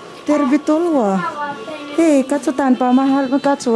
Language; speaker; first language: Finnish; non-native, learner; Cebuano